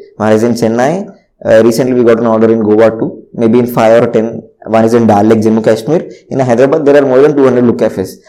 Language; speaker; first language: English; non-native, local second language; Telugu